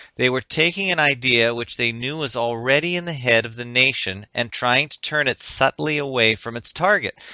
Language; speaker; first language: English; native; English